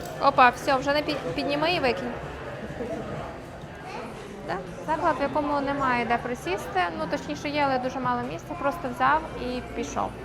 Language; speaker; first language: Ukrainian; native; Ukrainian